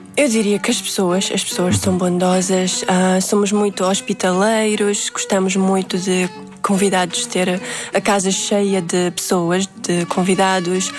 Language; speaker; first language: Portuguese; early bilingual, other home language; Uzbek